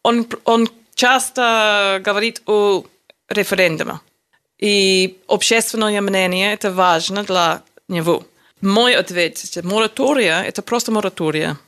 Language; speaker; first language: Russian; non-native, learner; English